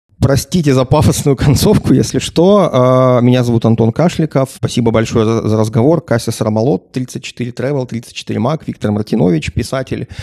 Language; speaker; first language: Russian; native; Russian